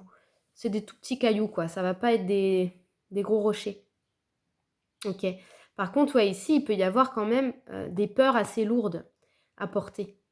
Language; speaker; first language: French; native; French